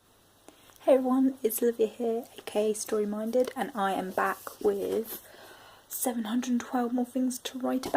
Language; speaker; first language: English; native; English